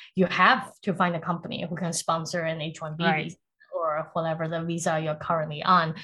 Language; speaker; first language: English; early bilingual, other home language; Chinese